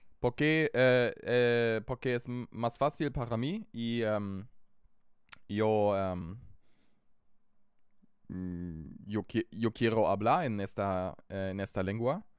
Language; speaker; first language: Spanish; non-native, learner; German